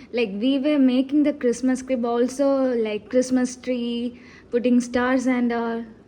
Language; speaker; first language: English; non-native, local second language; Malayalam